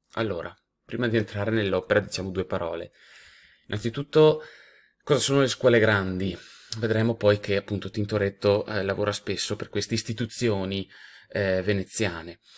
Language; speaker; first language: Italian; native; Italian